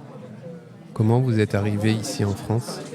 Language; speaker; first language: French; native; French